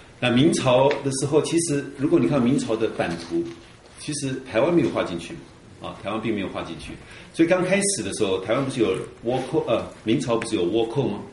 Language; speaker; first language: Chinese; early bilingual, heritage; Chinese